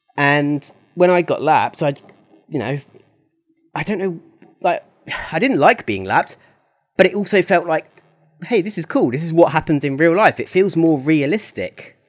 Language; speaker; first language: English; native; English